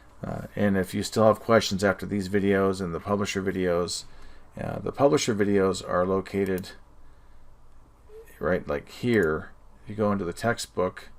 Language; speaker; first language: English; native; English